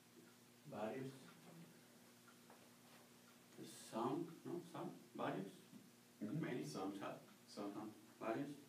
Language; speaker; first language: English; non-native, learner; Spanish